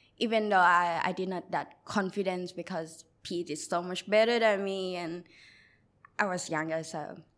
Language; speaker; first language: English; non-native, learner; Thai